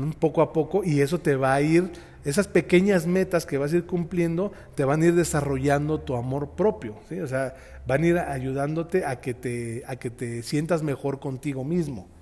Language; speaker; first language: Spanish; native; Spanish